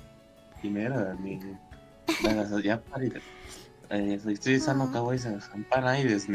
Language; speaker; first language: Japanese; non-native, fluent; Spanish